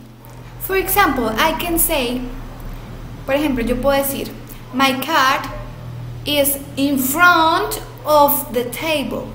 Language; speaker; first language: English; non-native, fluent; Spanish